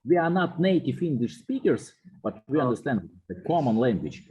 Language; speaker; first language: English; non-native, fluent; Russian